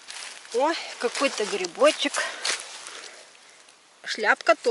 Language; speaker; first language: Russian; native; Russian